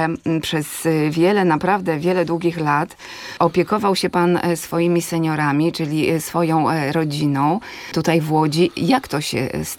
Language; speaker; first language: Polish; native; Polish